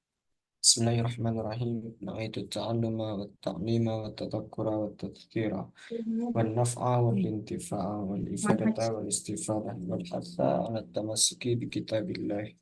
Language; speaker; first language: Arabic; non-native, fluent; Indonesian